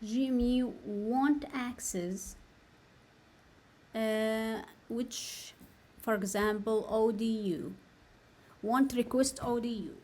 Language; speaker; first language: English; non-native, learner; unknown